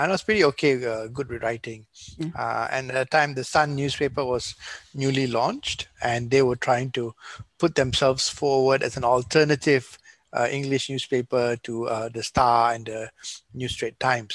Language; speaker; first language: English; non-native, local second language; Tamil